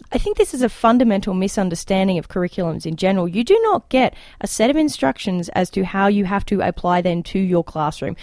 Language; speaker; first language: English; native; English